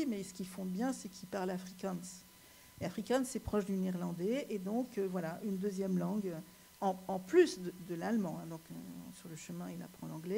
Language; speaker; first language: French; native; French